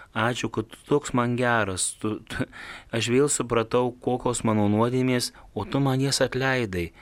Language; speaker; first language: Lithuanian; native; Lithuanian